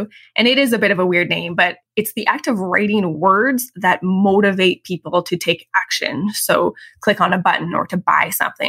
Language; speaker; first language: English; native; English